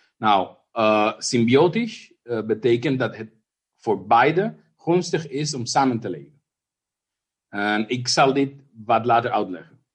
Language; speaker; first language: Dutch; non-native, fluent; Spanish